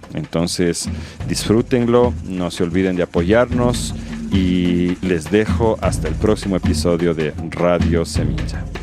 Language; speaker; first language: Spanish; native; Spanish